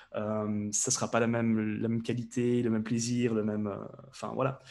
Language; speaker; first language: French; native; French